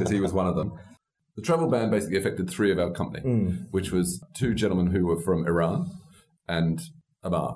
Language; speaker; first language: English; native; English